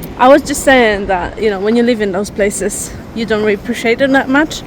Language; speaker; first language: English; non-native, fluent; Polish